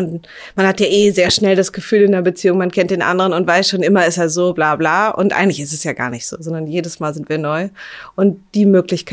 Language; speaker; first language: German; native; German